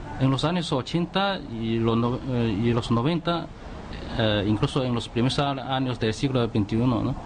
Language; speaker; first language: Spanish; non-native, fluent; Chinese